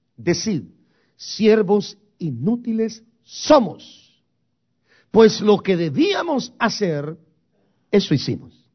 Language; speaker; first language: Spanish; native; Spanish